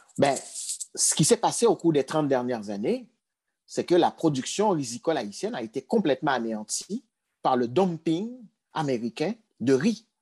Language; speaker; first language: French; non-native, local second language; Haitian Creole